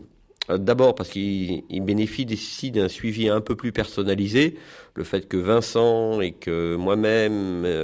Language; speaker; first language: French; native; French